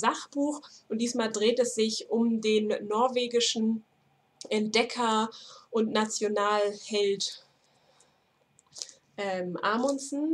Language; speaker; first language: German; native; German